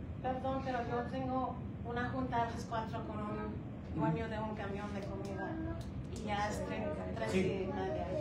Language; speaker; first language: Spanish; early bilingual, heritage; Spanish